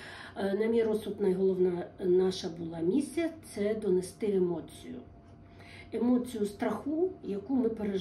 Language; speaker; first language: Ukrainian; native; Ukrainian